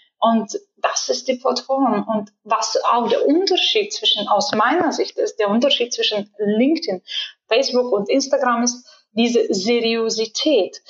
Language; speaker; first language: German; non-native, fluent; Bulgarian